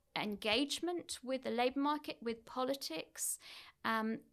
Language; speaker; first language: English; native; English